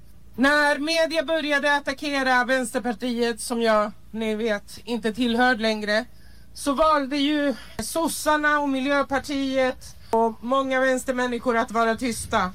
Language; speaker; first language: Swedish; early bilingual, other home language; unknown